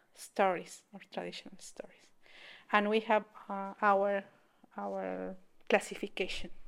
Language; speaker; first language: English; non-native, learner; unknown